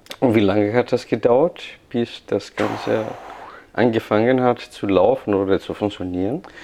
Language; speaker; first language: German; non-native, fluent; Portuguese